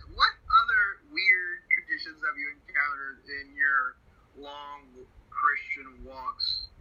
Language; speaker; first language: English; non-native, fluent; Spanish